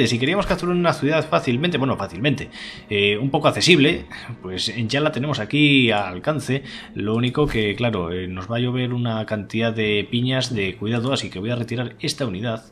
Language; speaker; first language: Spanish; native; Spanish